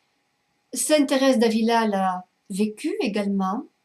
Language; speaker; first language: French; native; French